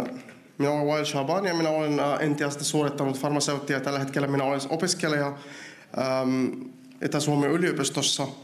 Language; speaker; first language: Finnish; non-native, learner; Arabic